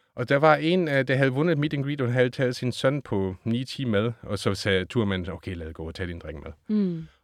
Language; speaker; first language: Danish; non-native, fluent; German